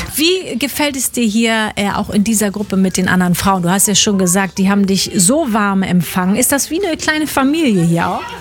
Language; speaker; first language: German; native; German